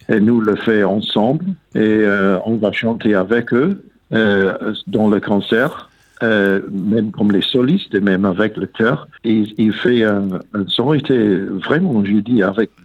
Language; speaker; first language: French; non-native, learner; English